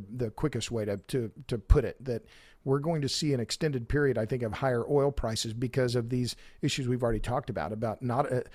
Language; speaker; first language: English; native; English